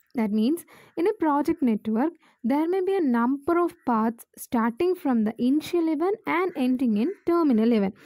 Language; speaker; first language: English; non-native, local second language; Malayalam